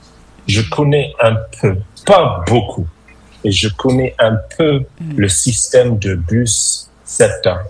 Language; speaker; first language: French; non-native, fluent; English